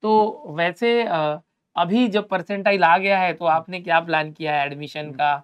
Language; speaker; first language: Hindi; non-native, local second language; Marathi